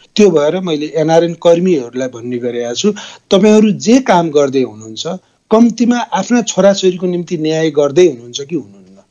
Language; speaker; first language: Nepali; native; Nepali